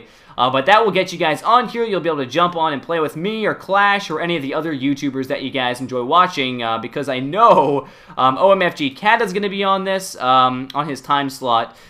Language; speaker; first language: English; native; English